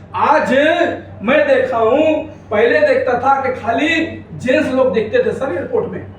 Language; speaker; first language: Hindi; native; Hindi